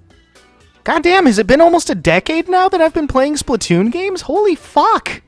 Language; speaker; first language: English; native; English